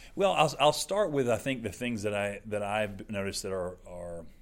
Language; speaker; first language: English; native; English